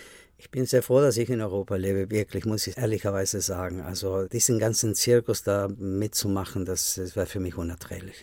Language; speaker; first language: German; non-native, fluent; Spanish